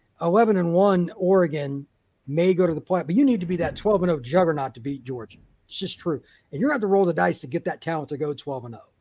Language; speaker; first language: English; native; English